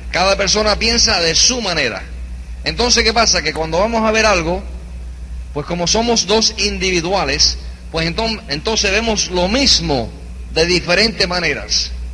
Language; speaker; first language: Spanish; early bilingual, heritage; Spanish